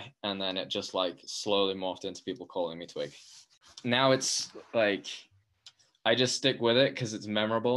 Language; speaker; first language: English; native; English